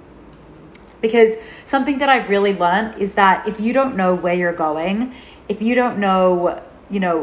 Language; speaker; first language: English; native; English